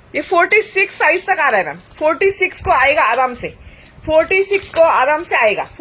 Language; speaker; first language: Hindi; non-native, local second language; Marathi